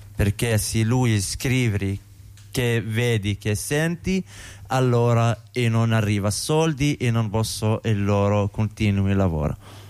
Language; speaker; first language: Italian; non-native, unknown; Arabic